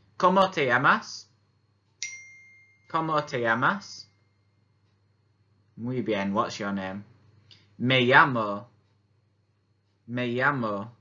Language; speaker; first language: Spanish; non-native, fluent; English